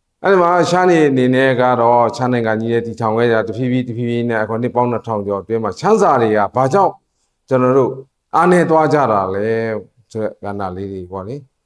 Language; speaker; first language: Burmese; non-native, local second language; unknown